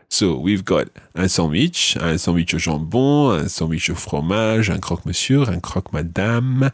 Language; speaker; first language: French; non-native, fluent; English